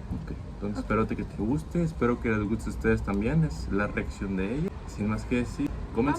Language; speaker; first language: Spanish; native; Spanish